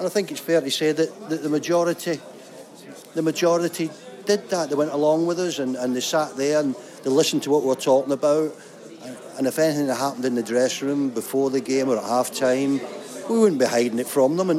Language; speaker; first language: English; native; English